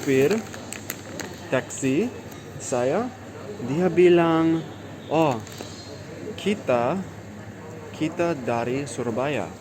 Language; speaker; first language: Indonesian; non-native, learner; English